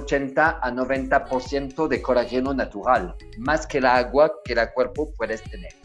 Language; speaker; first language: Spanish; non-native, learner; French